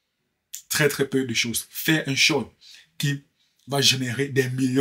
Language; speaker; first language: French; native; French